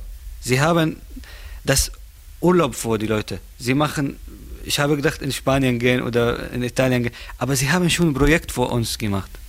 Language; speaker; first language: German; non-native, learner; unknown